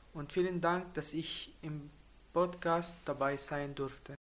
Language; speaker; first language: German; non-native, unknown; Arabic